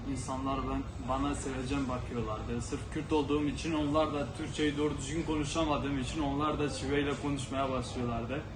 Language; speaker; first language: Turkish; non-native, local second language; Kurdish